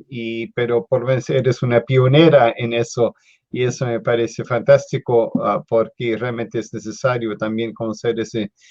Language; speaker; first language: Spanish; non-native, fluent; English